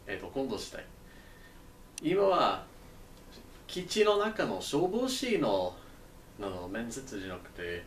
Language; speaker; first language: Japanese; non-native, learner; English